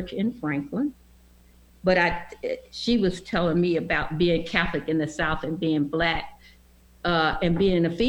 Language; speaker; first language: English; native; English